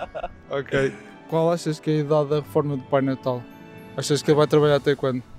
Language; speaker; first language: Portuguese; native; Portuguese